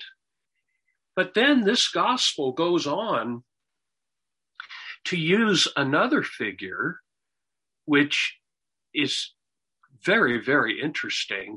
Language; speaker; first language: English; native; English